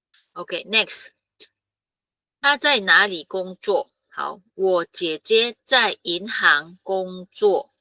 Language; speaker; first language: Chinese; non-native, fluent; Filipino